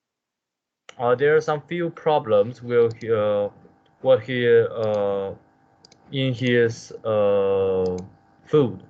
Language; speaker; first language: English; non-native, learner; Chinese